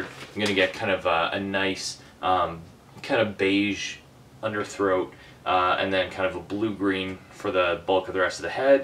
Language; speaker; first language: English; native; English